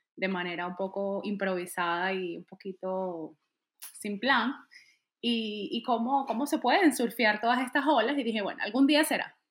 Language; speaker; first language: Spanish; native; Spanish